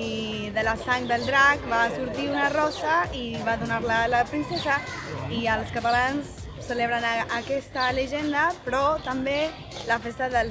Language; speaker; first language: Catalan; non-native, fluent; Spanish